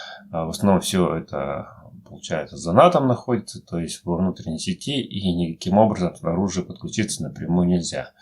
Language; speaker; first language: Russian; native; Russian